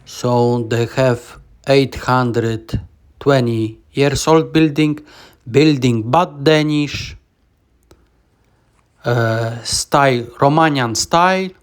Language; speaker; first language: English; non-native, learner; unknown